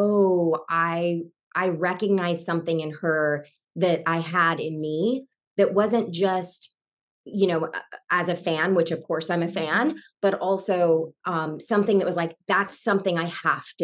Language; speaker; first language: English; native; English